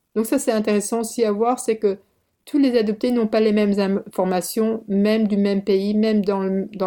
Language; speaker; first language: French; early bilingual, other home language; Korean